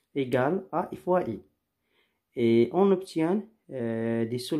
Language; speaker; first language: French; non-native, local second language; Arabic